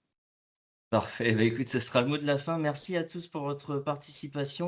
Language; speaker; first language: French; native; French